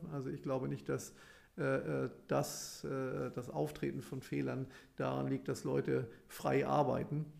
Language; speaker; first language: German; native; German